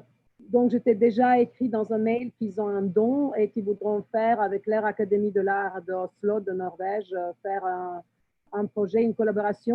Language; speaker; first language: French; non-native, learner; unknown